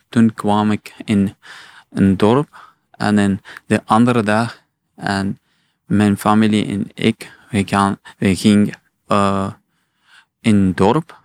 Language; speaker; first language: Dutch; non-native, learner; Persian